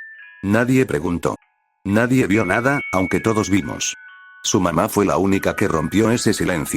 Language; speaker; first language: Spanish; native; Spanish